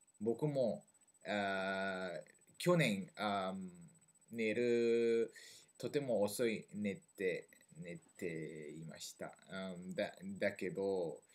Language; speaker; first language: Japanese; non-native, learner; French